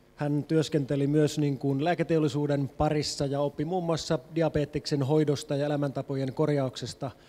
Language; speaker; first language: Finnish; native; Finnish